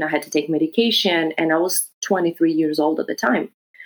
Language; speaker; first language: English; non-native, fluent; Greek